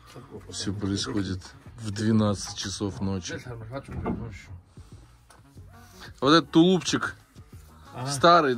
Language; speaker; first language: Russian; native; Russian